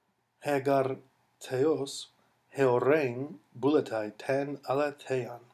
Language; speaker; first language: Greek; non-native, fluent; English